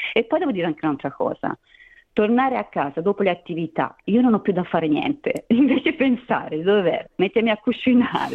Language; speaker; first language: Italian; native; Italian